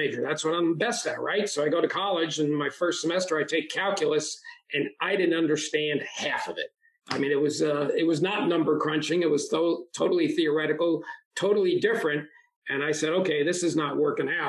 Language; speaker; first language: English; early bilingual, other home language; Italian